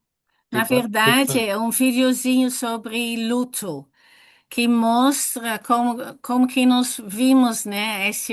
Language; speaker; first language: Portuguese; non-native, fluent; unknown